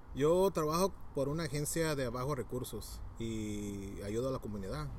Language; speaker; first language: Spanish; early bilingual, heritage; Spanish